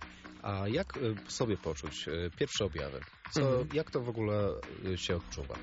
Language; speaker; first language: Polish; native; Polish